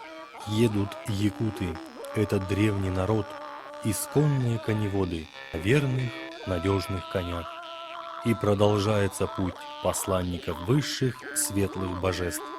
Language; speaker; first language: Russian; native; Russian